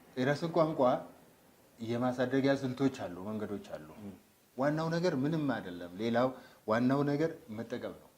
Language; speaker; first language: Amharic; non-native, local second language; Oromo